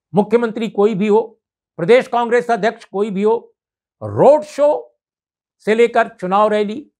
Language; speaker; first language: Hindi; native; Hindi